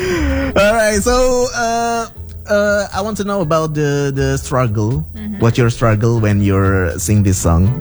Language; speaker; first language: English; non-native, learner; Indonesian